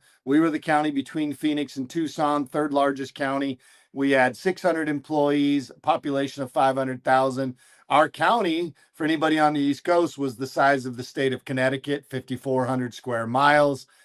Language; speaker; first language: English; native; English